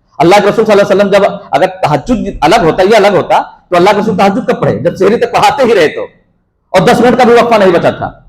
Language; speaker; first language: Urdu; native; Urdu